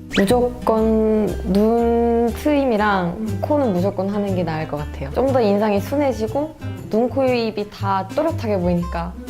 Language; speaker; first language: Korean; native; Korean